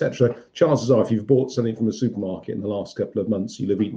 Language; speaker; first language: English; native; English